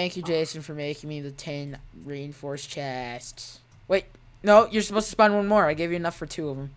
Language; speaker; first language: English; native; English